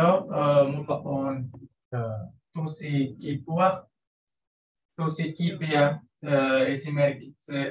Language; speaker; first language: Finnish; non-native, learner; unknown